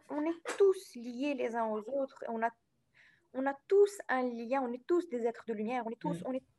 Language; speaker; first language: French; non-native, local second language; Arabic